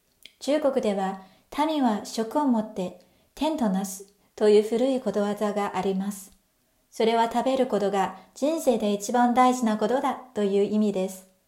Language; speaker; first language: Japanese; non-native, fluent; Chinese